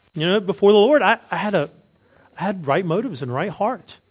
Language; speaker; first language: English; native; English